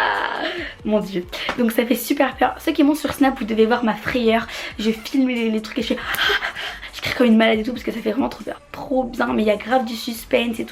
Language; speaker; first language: French; native; French